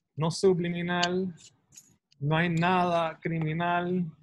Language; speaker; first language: Spanish; early bilingual, heritage; Spanish